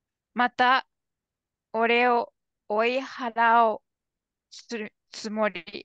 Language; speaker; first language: Japanese; non-native, learner; English